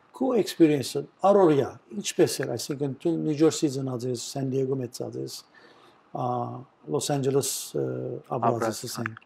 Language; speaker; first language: Armenian; early bilingual, heritage; Armenian